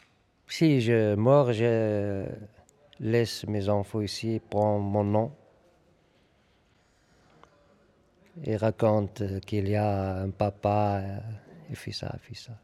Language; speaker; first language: French; non-native, learner; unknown